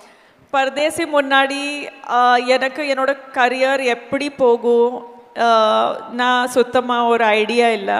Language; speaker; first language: Tamil; non-native, fluent; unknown